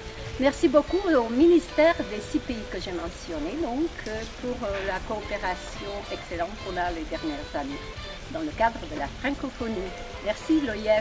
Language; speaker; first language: French; non-native, fluent; Macedonian